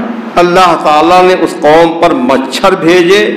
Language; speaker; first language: Urdu; native; Urdu